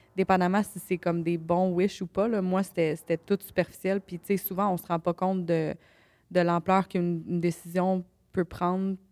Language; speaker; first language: French; native; French